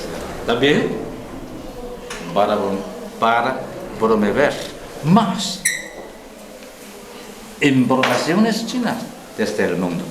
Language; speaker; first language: Spanish; non-native, learner; Chinese